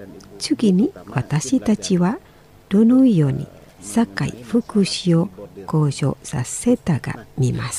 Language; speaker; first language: Japanese; non-native, learner; Indonesian